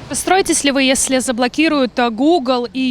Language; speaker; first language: Russian; native; Russian